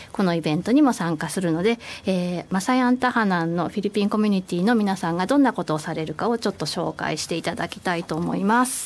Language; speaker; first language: Japanese; native; Japanese